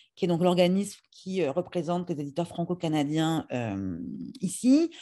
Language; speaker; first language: French; native; French